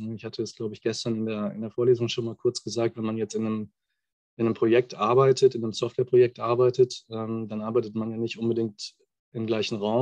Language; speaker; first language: German; native; German